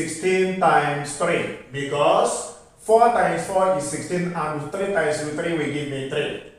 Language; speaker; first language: English; non-native, local second language; Igbo